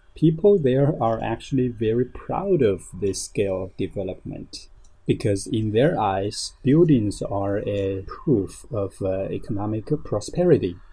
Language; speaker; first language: English; non-native, fluent; Chinese